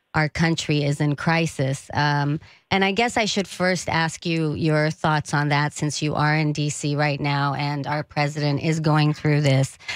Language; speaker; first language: English; early bilingual, other home language; Persian